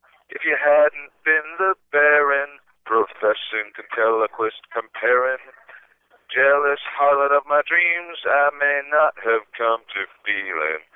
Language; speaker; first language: English; native; English